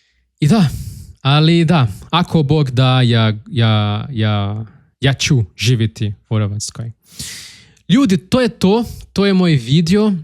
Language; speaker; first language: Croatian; non-native, learner; Portuguese